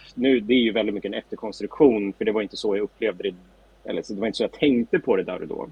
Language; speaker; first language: Swedish; native; Swedish